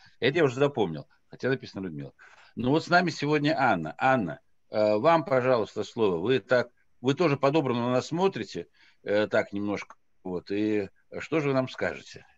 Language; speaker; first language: Russian; non-native, local second language; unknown